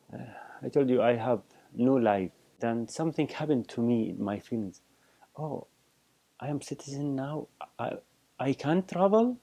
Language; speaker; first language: English; non-native, learner; Arabic